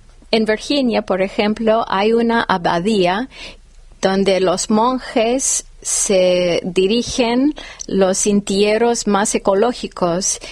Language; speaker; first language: Spanish; non-native, fluent; English